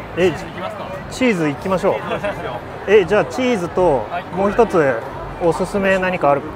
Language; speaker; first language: Japanese; native; Japanese